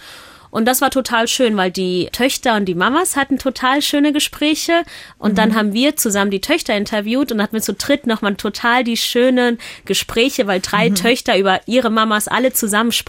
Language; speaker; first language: German; early bilingual, other home language; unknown